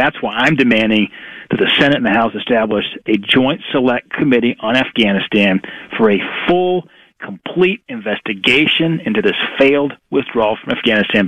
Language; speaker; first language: English; native; English